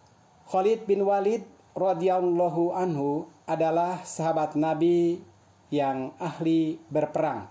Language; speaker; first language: Indonesian; native; Indonesian